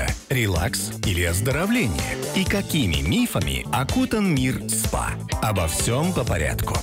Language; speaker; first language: Russian; native; Russian